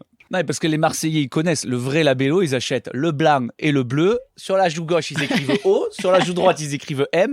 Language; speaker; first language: French; native; French